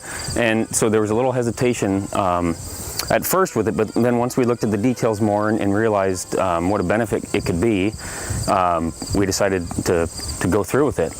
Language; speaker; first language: English; native; English